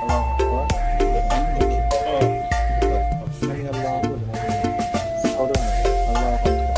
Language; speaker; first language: Korean; non-native, fluent; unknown